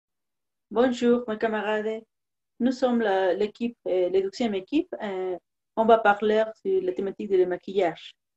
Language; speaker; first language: French; non-native, learner; Spanish